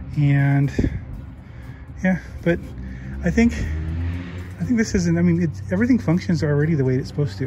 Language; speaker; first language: English; native; English